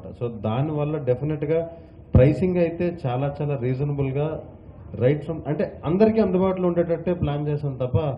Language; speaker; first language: Telugu; native; Telugu